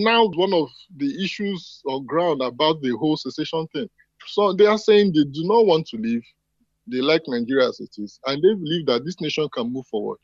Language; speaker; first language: English; non-native, local second language; Igbo